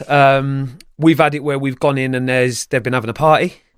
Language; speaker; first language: English; native; English